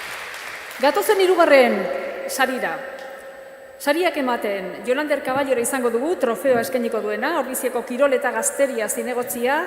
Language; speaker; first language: Basque; native; Basque